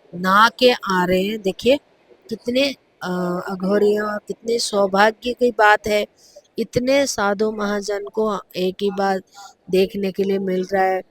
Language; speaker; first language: Hindi; non-native, local second language; Telugu